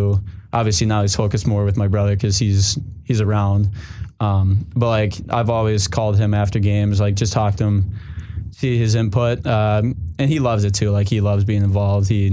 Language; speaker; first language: English; native; English